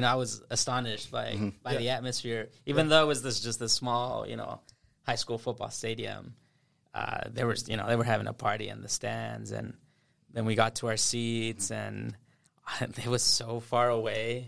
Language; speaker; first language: English; native; English